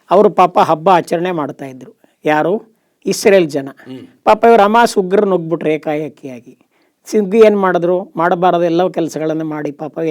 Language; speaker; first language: Kannada; native; Kannada